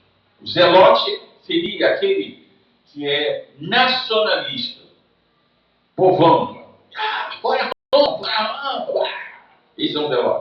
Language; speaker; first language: Portuguese; native; Portuguese